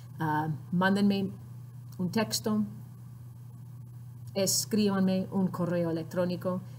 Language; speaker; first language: Spanish; non-native, fluent; English